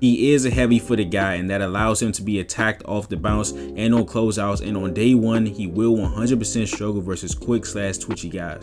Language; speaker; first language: English; native; English